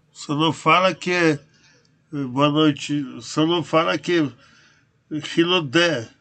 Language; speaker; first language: Portuguese; non-native, learner; Polish